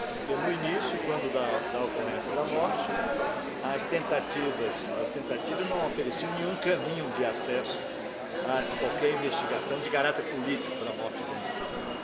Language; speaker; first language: Portuguese; native; Portuguese